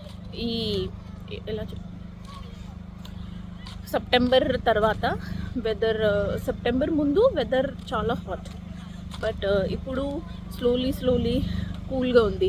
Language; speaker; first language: Telugu; non-native, learner; Marathi